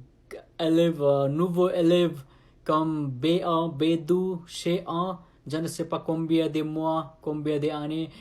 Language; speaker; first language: French; non-native, learner; Nepali